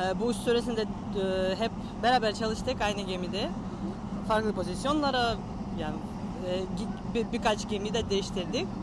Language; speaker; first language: Turkish; non-native, learner; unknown